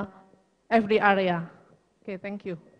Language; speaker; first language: English; non-native, learner; Indonesian